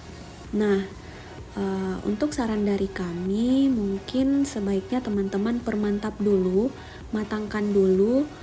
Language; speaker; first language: Indonesian; native; Indonesian